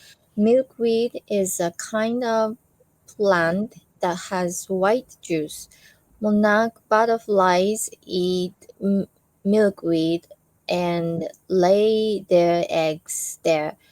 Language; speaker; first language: English; non-native, learner; Japanese